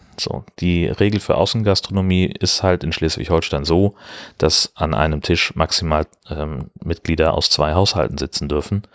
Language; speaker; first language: German; native; German